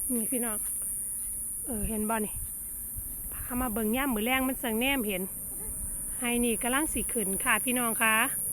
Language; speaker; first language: Thai; native; Thai